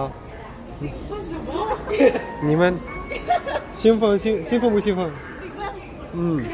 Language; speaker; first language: Chinese; non-native, learner; Mongolian